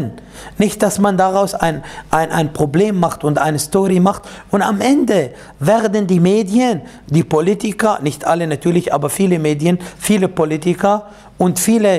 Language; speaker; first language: German; non-native, fluent; Arabic